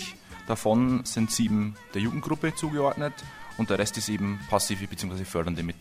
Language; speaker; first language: German; native; German